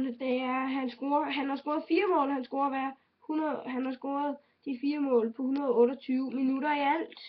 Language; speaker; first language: Danish; native; Danish